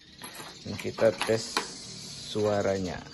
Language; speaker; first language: Indonesian; native; Indonesian